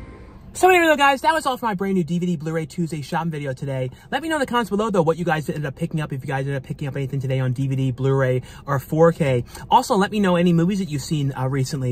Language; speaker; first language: English; native; English